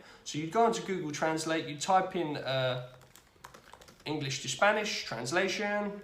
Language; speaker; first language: English; native; English